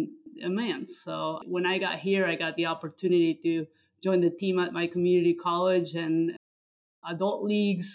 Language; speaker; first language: English; non-native, fluent; Spanish